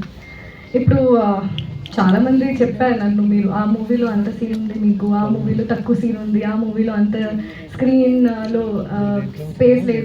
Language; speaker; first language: Telugu; non-native, local second language; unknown